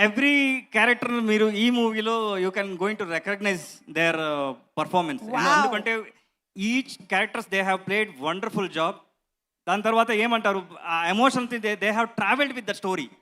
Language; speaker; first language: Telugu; non-native, learner; Kannada